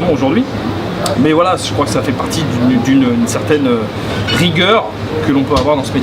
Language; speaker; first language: French; native; French